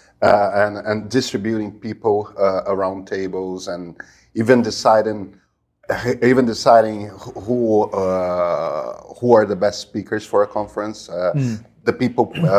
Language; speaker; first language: English; non-native, fluent; Portuguese